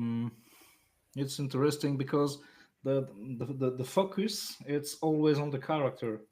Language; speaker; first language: English; non-native, learner; French